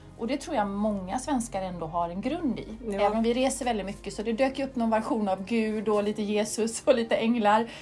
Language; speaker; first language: Swedish; native; Swedish